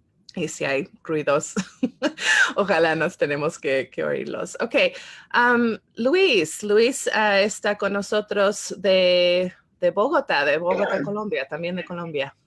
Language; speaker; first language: Spanish; non-native, fluent; English